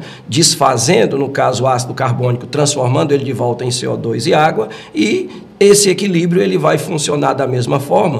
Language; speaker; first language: Portuguese; native; Portuguese